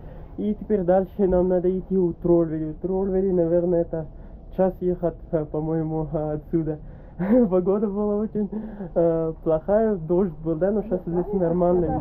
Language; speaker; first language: Russian; non-native, learner; Pashto